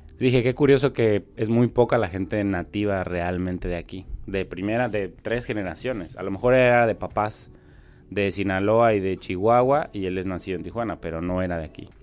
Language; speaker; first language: Spanish; native; Spanish